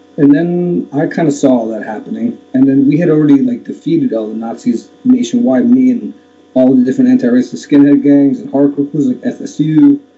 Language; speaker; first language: English; native; English